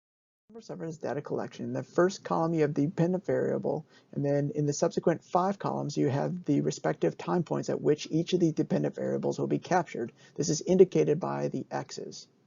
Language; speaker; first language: English; native; English